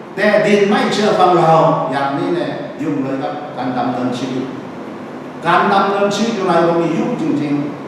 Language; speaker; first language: Thai; non-native, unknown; Korean